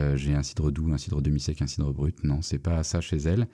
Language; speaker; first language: French; native; French